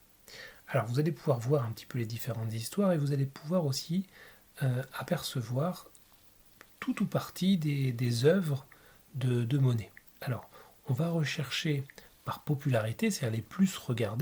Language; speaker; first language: French; native; French